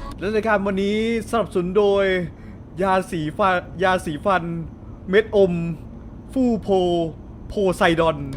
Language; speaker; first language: Thai; native; Thai